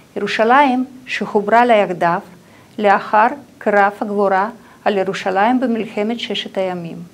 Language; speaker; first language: Hebrew; non-native, fluent; Russian